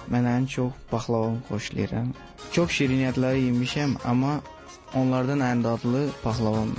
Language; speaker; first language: Azerbaijani; non-native, learner; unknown